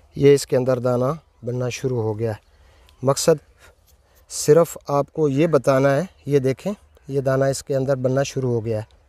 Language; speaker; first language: Urdu; non-native, local second language; Punjabi